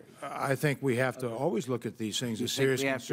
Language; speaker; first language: English; native; English